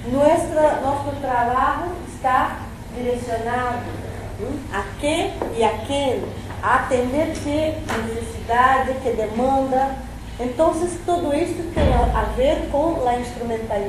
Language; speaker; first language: Spanish; non-native, fluent; Portuguese